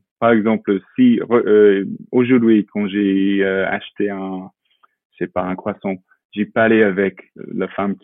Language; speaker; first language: French; non-native, fluent; English